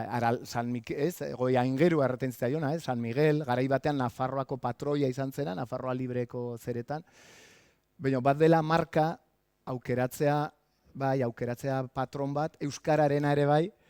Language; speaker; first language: Basque; native; Basque